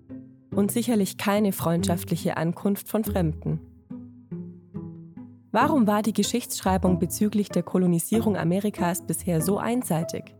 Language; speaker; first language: German; native; German